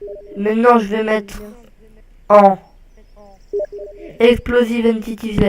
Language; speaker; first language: French; native; French